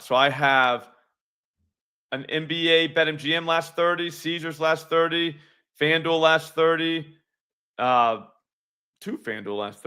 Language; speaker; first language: English; native; English